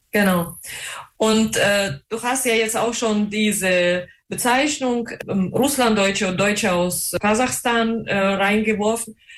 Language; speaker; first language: German; native; German